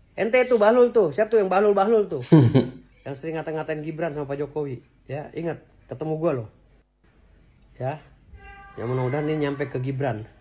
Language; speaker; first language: Indonesian; native; Indonesian